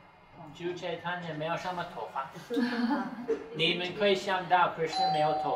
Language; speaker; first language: Chinese; non-native, fluent; English